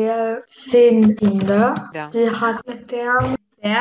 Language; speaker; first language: German; non-native, learner; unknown